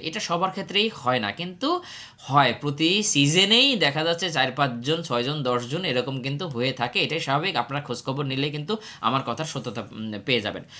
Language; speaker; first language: Bangla; native; Bangla